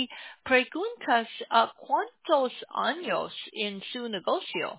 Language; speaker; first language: Spanish; non-native, learner; English